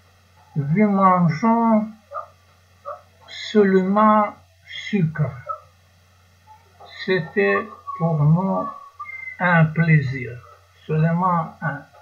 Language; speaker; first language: French; non-native, learner; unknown